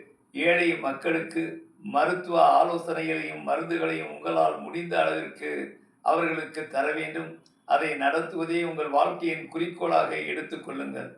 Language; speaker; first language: Tamil; native; Tamil